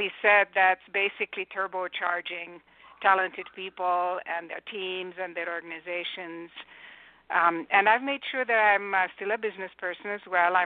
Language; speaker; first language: English; non-native, fluent; Romanian